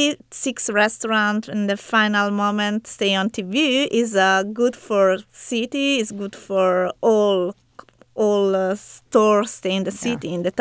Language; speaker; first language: English; non-native, learner; Italian